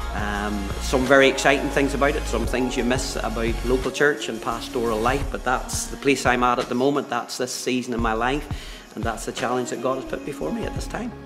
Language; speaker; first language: English; native; English